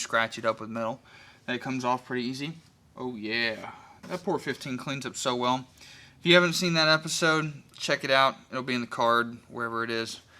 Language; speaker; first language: English; native; English